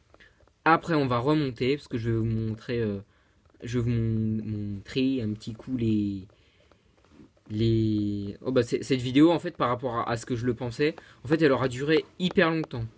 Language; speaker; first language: French; native; French